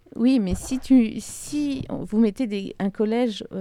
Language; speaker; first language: French; native; French